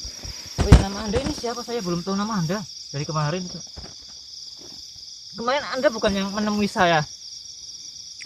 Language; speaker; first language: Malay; non-native, local second language; Javanese